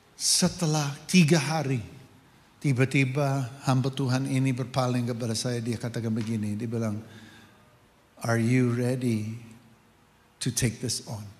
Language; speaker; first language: Indonesian; non-native, fluent; English